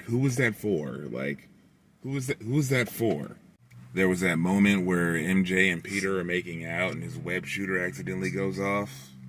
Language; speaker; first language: English; native; English